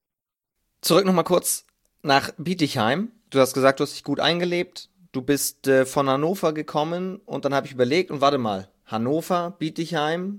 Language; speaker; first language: German; native; German